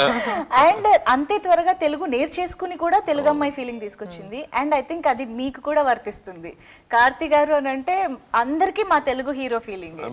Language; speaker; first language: Telugu; native; Telugu